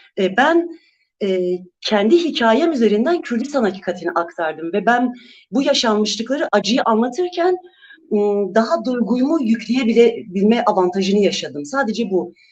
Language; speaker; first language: Turkish; non-native, local second language; Kurdish